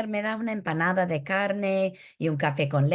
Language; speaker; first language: Spanish; early bilingual, heritage; Spanish